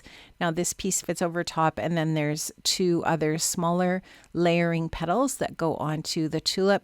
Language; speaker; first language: English; native; English